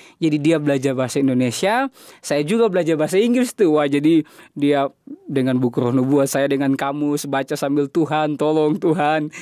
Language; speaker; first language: Indonesian; native; Indonesian